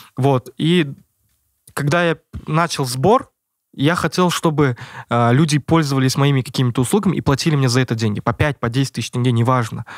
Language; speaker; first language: Russian; native; Russian